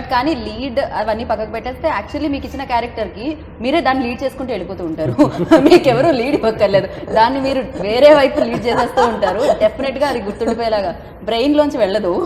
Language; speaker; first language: Telugu; native; Telugu